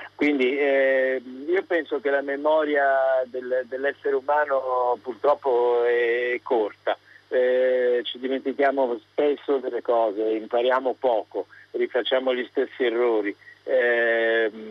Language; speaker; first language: Italian; native; Italian